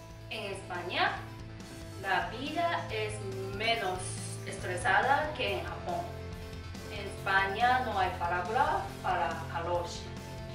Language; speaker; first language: Spanish; non-native, learner; Japanese